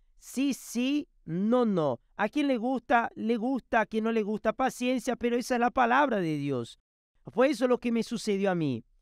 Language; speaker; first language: Spanish; non-native, fluent; Portuguese